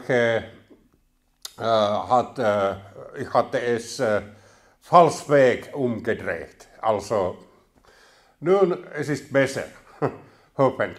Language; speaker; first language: German; non-native, learner; Finnish